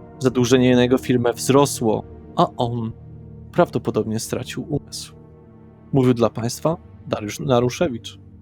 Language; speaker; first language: Polish; native; Polish